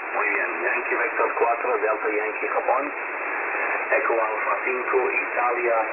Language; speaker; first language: Spanish; non-native, learner; English